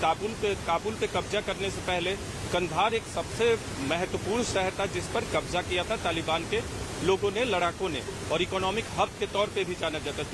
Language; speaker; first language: Hindi; native; Hindi